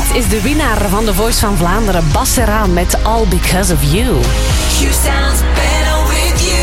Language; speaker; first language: Dutch; native; Dutch